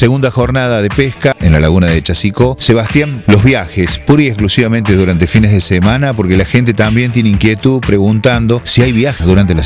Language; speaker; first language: Spanish; native; Spanish